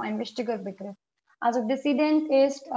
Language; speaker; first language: German; non-native, fluent; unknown